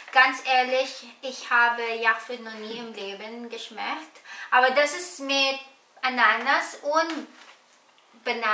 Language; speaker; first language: German; non-native, learner; Filipino